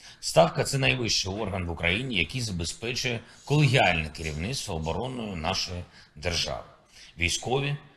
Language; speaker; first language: Ukrainian; native; Ukrainian